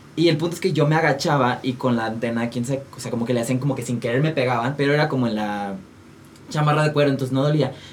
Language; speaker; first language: Spanish; native; Spanish